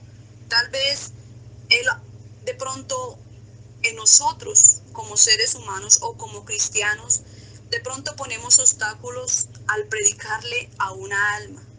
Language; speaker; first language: Spanish; native; Spanish